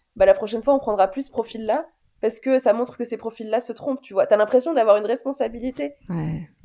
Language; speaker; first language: French; native; French